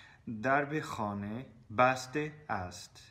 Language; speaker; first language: Persian; non-native, learner; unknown